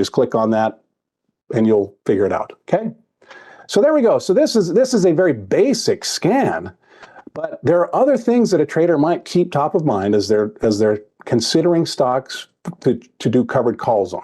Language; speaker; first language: English; native; English